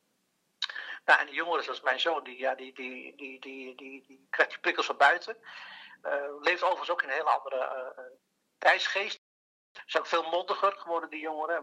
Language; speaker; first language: Dutch; early bilingual, other home language; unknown